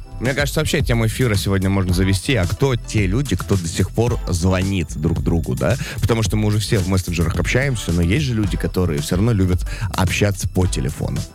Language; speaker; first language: Russian; native; Russian